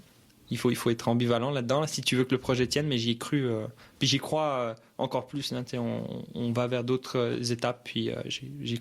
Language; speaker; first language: French; early bilingual, other home language; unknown